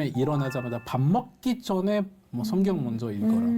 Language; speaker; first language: Korean; non-native, fluent; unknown